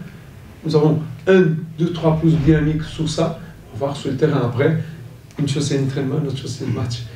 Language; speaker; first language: French; non-native, fluent; Portuguese